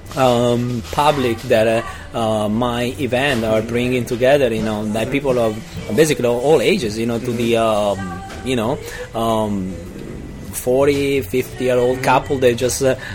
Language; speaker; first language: English; non-native, fluent; Italian